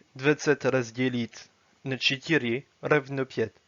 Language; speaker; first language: Russian; non-native, fluent; French